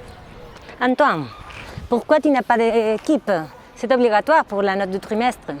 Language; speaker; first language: French; non-native, learner; Spanish